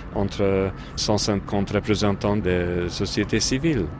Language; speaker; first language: French; non-native, fluent; Hungarian